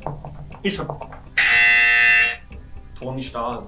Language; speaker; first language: German; non-native, fluent; Norwegian